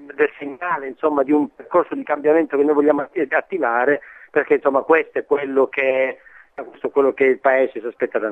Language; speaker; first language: Italian; native; Italian